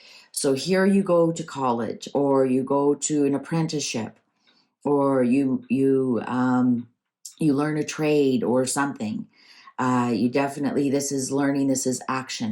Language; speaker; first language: English; native; English